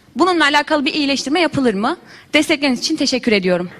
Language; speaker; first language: Turkish; native; Turkish